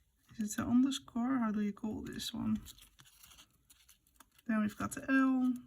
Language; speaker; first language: English; non-native, fluent; Dutch